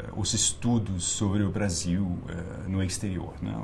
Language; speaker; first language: Portuguese; non-native, fluent; Danish